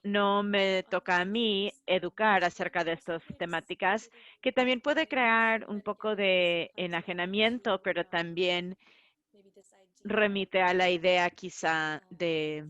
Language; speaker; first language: Spanish; non-native, fluent; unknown